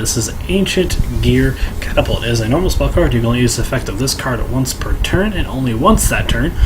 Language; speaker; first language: English; native; English